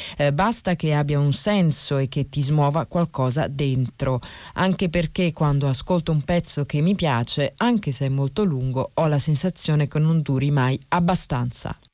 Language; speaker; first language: Italian; native; Italian